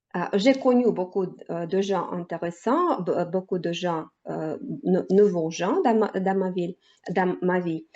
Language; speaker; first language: French; non-native, learner; Russian